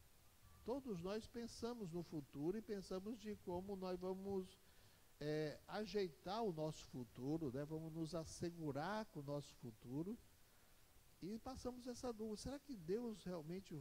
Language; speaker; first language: Portuguese; native; Portuguese